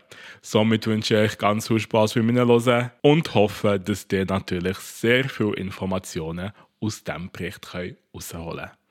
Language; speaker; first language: German; native; German